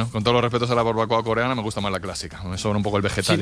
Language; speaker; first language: Spanish; native; Spanish